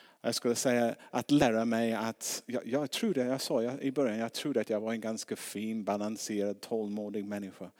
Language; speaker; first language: Swedish; non-native, fluent; English